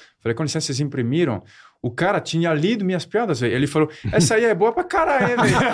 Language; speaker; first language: Portuguese; non-native, fluent; French